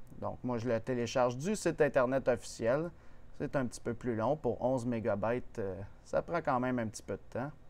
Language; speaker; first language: French; native; French